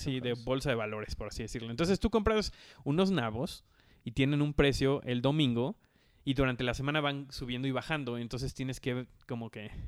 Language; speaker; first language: Spanish; native; Spanish